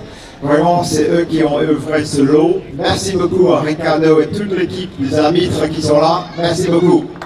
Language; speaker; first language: French; non-native, fluent; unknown